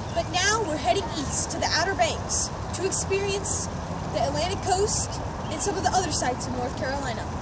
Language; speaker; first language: English; native; English